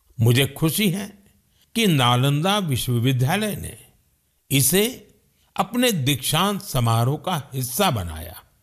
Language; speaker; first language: Hindi; non-native, local second language; Gujarati